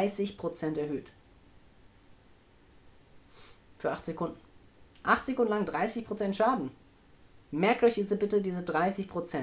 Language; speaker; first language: German; native; German